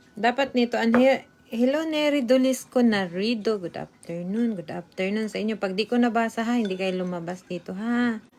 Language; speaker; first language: Filipino; non-native, local second language; Cebuano